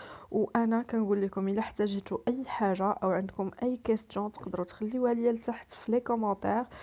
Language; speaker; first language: Arabic; native; Arabic